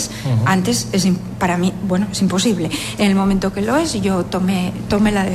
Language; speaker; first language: Spanish; native; Spanish